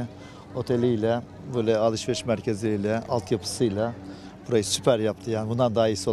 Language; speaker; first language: Turkish; native; Turkish